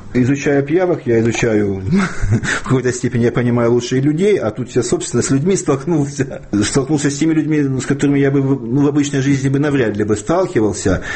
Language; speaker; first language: Russian; native; Russian